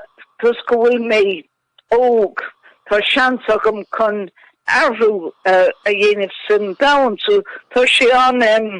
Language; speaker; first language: Irish; non-native, local second language; English